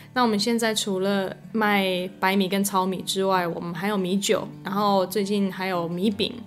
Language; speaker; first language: Chinese; non-native, fluent; English